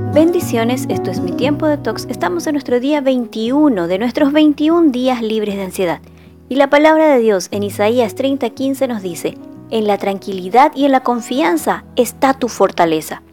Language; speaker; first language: Spanish; native; Spanish